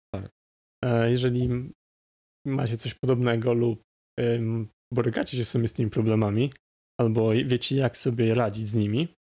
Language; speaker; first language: Polish; native; Polish